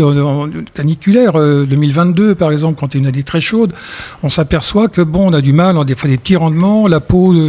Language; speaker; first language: French; native; French